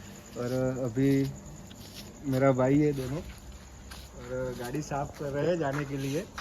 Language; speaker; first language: Hindi; non-native, local second language; Gujarati